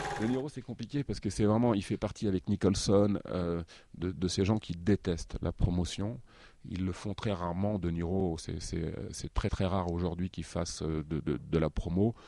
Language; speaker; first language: French; native; French